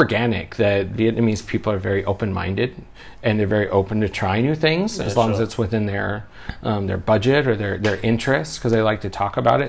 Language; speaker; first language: English; native; English